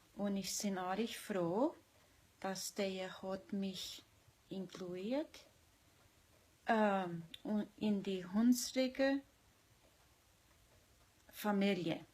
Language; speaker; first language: German; early bilingual, heritage; German